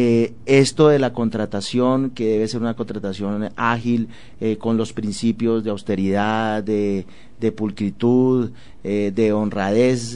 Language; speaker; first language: Spanish; native; Spanish